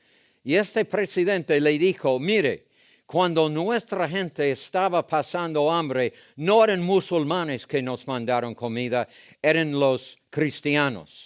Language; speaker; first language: Spanish; non-native, fluent; English